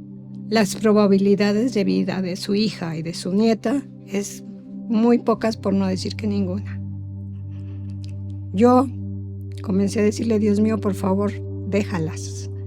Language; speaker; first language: Spanish; native; Spanish